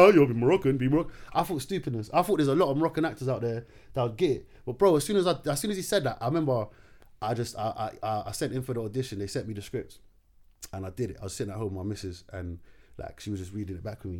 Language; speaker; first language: English; non-native, local second language; Arabic